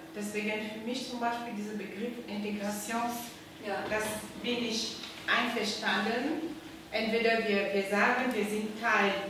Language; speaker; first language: German; non-native, learner; French